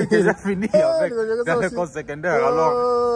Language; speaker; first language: French; early bilingual, heritage; French